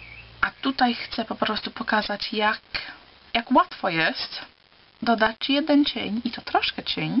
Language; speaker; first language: Polish; early bilingual, heritage; Polish